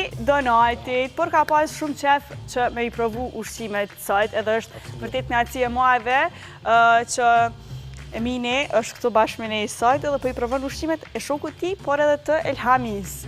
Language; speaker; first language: Albanian; native; Albanian